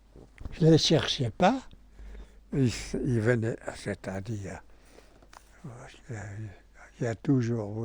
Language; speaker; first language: French; non-native, local second language; German